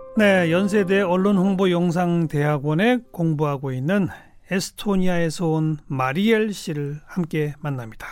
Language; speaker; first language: Korean; native; Korean